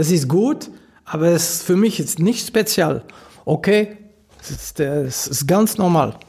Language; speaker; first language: German; non-native, local second language; French